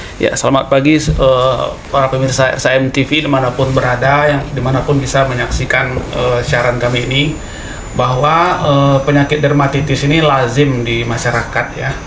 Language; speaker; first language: Indonesian; native; Indonesian